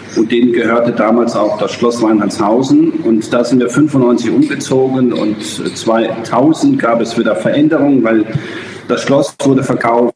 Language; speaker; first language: German; non-native, fluent; Croatian